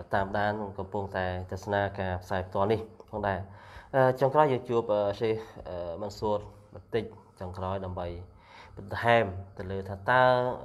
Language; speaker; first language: Khmer; non-native, local second language; Eastern Cham